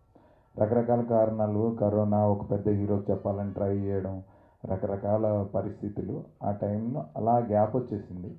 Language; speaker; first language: Telugu; native; Telugu